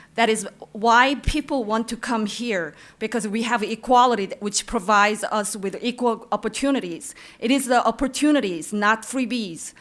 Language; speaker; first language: English; non-native, fluent; Korean